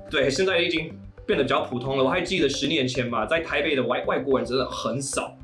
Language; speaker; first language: Chinese; non-native, fluent; English